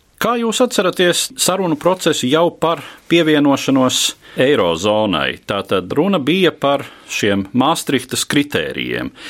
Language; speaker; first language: Latvian; native; Latvian